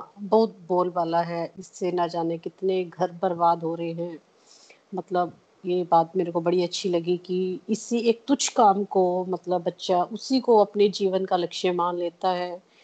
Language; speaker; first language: Hindi; non-native, local second language; Punjabi